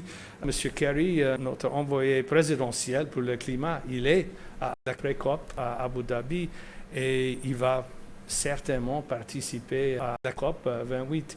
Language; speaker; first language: French; non-native, fluent; English